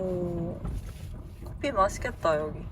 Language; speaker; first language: Korean; non-native, fluent; Japanese